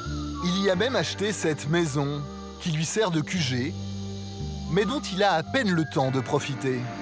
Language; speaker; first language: French; native; French